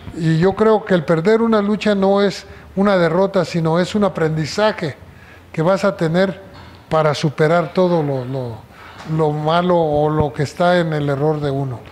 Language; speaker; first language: Spanish; native; Spanish